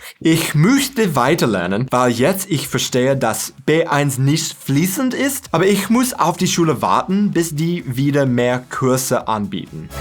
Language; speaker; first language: German; non-native, learner; English